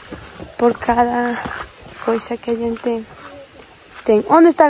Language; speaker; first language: Spanish; non-native, learner; Portuguese